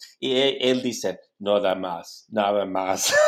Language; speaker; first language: Spanish; non-native, learner; English